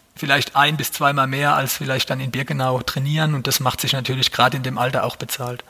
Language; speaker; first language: German; native; German